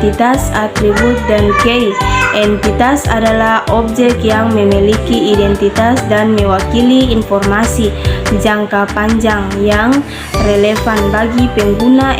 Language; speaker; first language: Indonesian; native; Indonesian